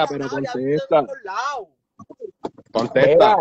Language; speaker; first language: Spanish; native; Spanish